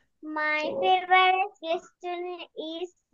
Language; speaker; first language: English; non-native, learner; Bangla